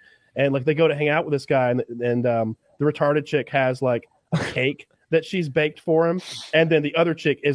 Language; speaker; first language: English; native; English